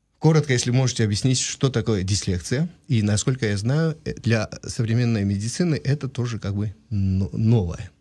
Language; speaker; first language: Russian; non-native, local second language; Georgian